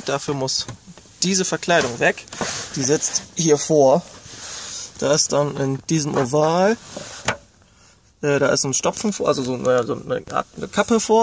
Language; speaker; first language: German; native; German